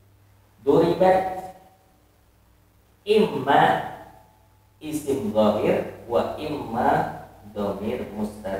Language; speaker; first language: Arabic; non-native, fluent; Indonesian